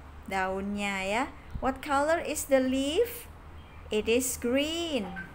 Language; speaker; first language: English; non-native, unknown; Indonesian